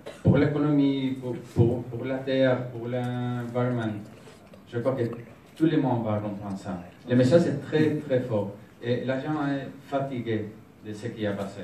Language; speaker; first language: French; non-native, learner; Spanish